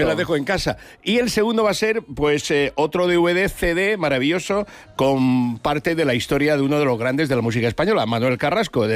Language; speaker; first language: Spanish; native; Spanish